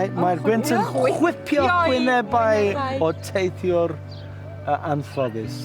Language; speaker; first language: Welsh; non-native, learner; English